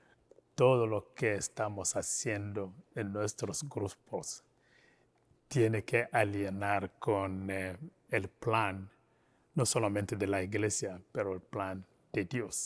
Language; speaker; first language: Spanish; non-native, fluent; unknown